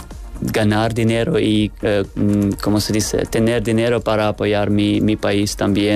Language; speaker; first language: Spanish; non-native, learner; Ukrainian